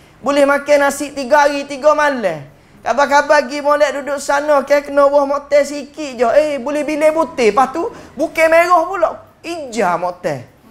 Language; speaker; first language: Malay; native; Malay